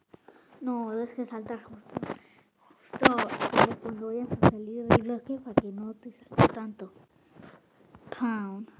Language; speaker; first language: Spanish; early bilingual, other home language; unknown